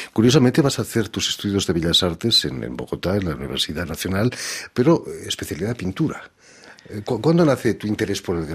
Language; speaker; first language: Spanish; native; Spanish